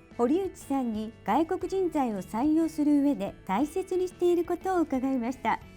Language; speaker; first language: Japanese; native; Japanese